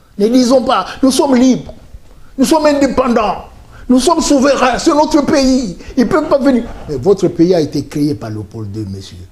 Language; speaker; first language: French; non-native, local second language; Luba-Lulua